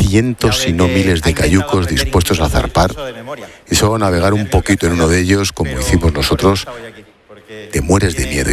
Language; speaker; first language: Spanish; native; Spanish